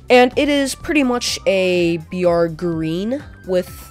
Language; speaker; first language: English; native; English